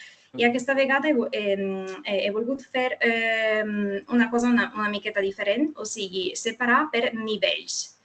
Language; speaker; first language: Catalan; non-native, fluent; Italian